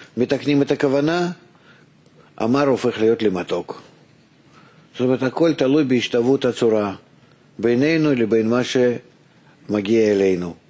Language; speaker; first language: Hebrew; non-native, fluent; Russian